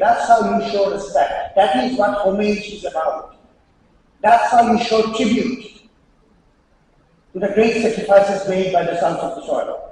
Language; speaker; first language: English; non-native, local second language; Bangla